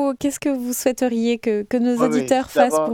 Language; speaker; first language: French; native; French